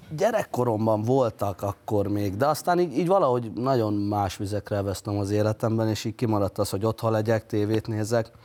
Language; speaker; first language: Hungarian; native; Hungarian